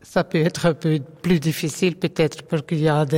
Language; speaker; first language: French; non-native, learner; Dutch